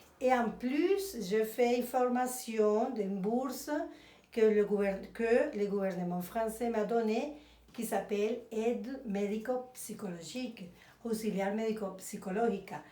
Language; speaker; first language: French; non-native, fluent; Spanish